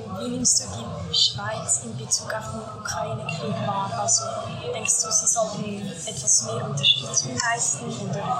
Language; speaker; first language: German; native; German